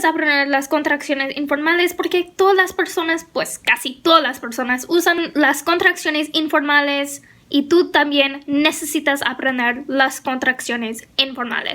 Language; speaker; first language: Spanish; non-native, fluent; English